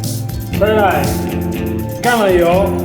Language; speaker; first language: Chinese; non-native, fluent; Italian